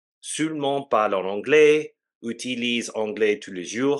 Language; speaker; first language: French; non-native, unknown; English